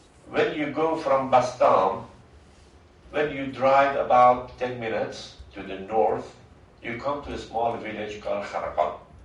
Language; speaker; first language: English; non-native, fluent; Persian